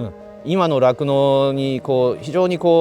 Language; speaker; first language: Japanese; native; Japanese